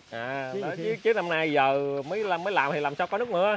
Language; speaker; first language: Vietnamese; native; Vietnamese